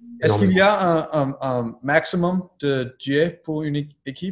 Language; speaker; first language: French; non-native, learner; English